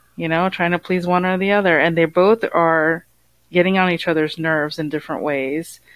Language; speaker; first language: English; native; English